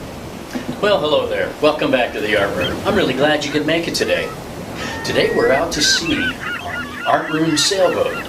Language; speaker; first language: English; native; English